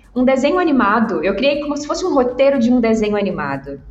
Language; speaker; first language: Portuguese; native; Portuguese